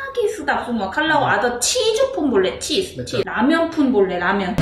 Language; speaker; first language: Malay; non-native, learner; Korean